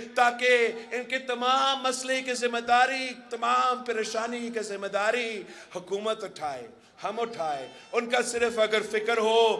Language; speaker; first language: Urdu; early bilingual, heritage; Urdu